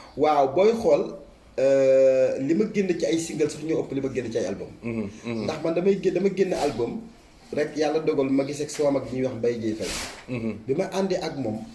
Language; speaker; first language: Wolof; native; Wolof